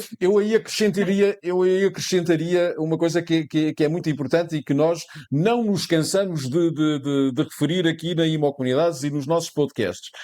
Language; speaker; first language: Portuguese; native; Portuguese